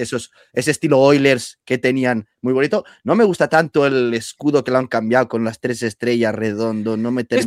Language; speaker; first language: Spanish; native; Spanish